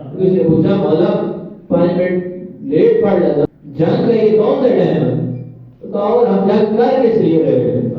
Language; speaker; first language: Urdu; non-native, local second language; Punjabi